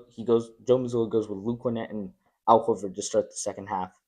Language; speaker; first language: English; native; English